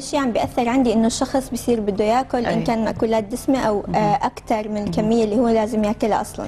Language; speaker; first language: Arabic; native; Arabic